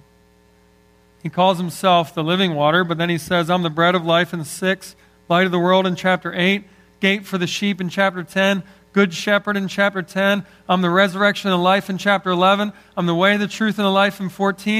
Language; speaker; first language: English; native; English